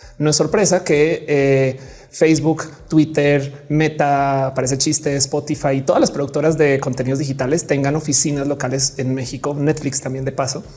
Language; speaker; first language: Spanish; native; Spanish